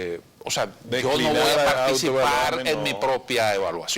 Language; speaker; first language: Spanish; native; Spanish